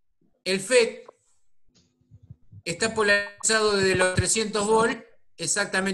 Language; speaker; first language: Spanish; native; Spanish